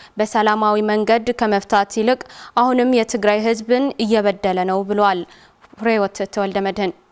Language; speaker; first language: Amharic; non-native, local second language; Tigrinya